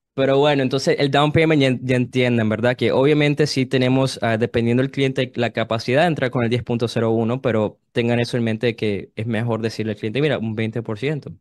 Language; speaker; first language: Spanish; early bilingual, heritage; Spanish